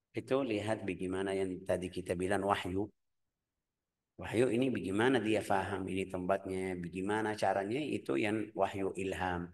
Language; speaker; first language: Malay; non-native, fluent; Arabic